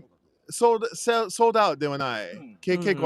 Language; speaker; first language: Japanese; non-native, learner; English